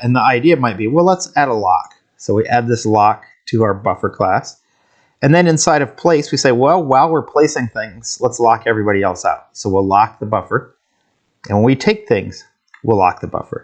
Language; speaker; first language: English; native; English